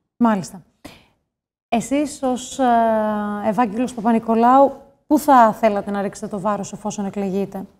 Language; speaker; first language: Greek; native; Greek